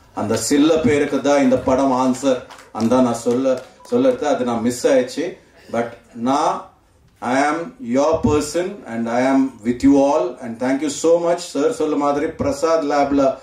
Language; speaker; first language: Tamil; non-native, learner; Telugu